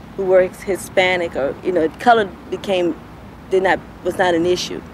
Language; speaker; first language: English; native; English